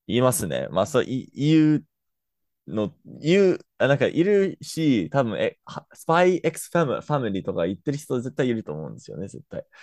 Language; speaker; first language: Japanese; non-native, fluent; English